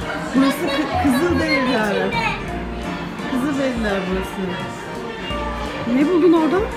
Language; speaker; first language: Turkish; native; Turkish